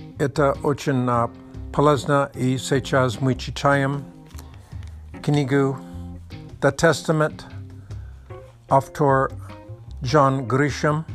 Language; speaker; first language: Russian; non-native, learner; English